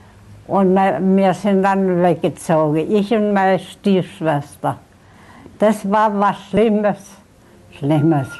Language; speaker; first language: German; early bilingual, heritage; German